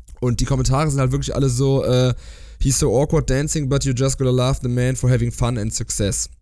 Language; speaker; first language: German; native; German